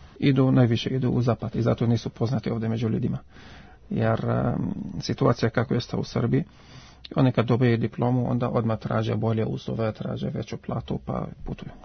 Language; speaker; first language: Serbian; non-native, fluent; Arabic